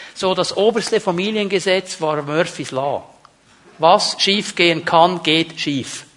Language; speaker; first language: German; native; German